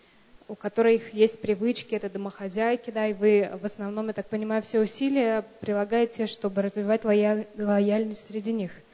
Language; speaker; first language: Russian; native; Russian